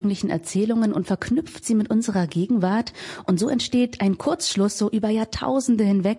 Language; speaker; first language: German; native; German